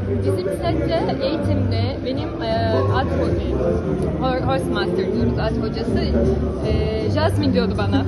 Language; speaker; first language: Turkish; non-native, fluent; Portuguese